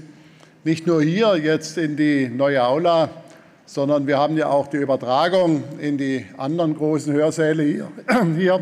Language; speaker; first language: German; native; German